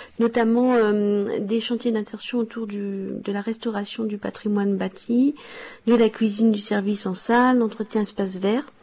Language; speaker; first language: French; native; French